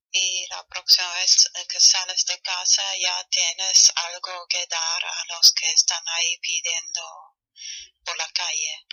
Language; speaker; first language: Spanish; non-native, learner; German